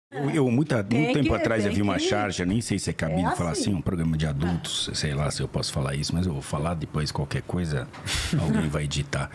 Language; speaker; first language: Portuguese; native; Portuguese